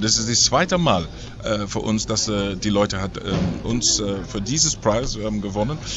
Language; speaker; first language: German; non-native, learner; English